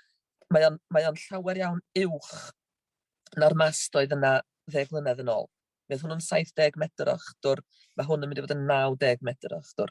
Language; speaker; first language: Welsh; native; Welsh